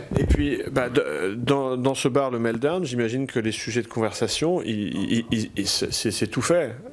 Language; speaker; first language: French; native; French